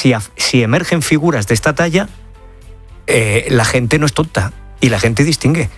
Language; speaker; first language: Spanish; native; Spanish